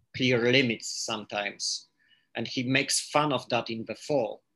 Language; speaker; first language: English; non-native, fluent; Polish